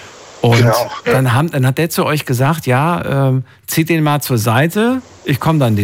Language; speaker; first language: German; native; German